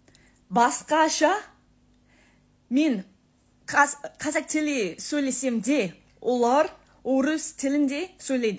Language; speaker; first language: Kazakh; non-native, learner; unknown